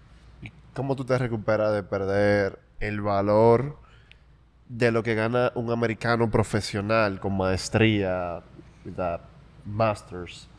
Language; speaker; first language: Spanish; native; Spanish